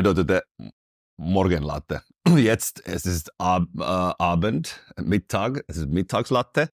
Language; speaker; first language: German; non-native, fluent; Finnish